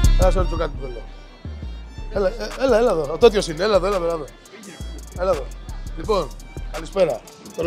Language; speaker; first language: Greek; native; Greek